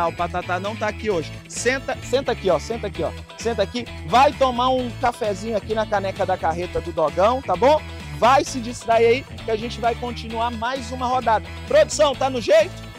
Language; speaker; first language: Portuguese; native; Portuguese